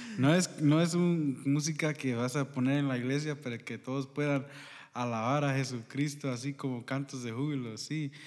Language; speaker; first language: Spanish; early bilingual, heritage; Spanish